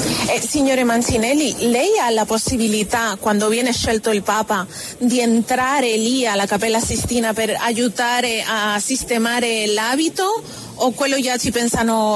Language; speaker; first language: Italian; non-native, learner; Spanish